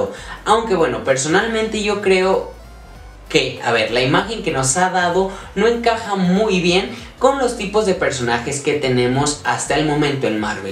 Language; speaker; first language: Spanish; native; Spanish